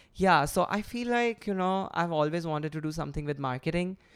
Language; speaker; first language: English; non-native, local second language; Gujarati